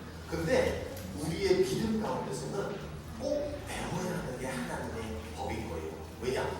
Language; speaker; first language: Korean; native; Korean